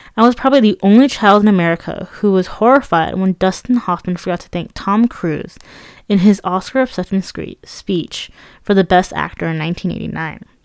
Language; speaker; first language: English; early bilingual, other home language; Persian